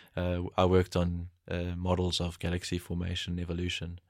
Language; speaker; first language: English; native; English